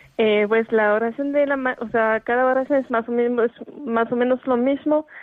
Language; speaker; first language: Spanish; non-native, fluent; French